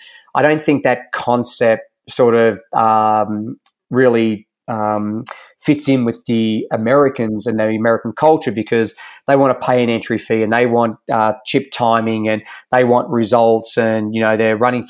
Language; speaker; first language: English; native; English